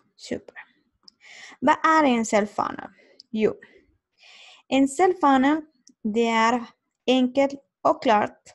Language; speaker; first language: Swedish; non-native, learner; Spanish